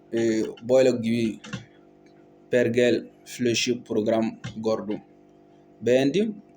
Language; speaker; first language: Turkish; non-native, learner; Bambara